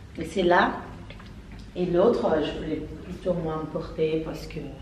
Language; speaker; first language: French; non-native, learner; Portuguese